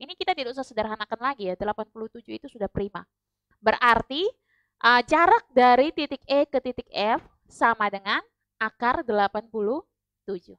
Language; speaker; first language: Indonesian; native; Indonesian